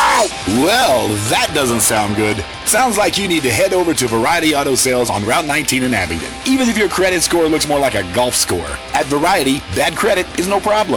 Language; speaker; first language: English; native; English